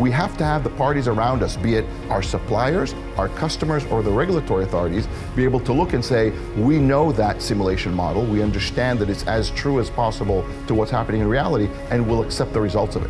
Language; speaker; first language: English; native; English